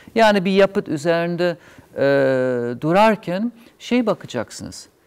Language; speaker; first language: Turkish; non-native, fluent; German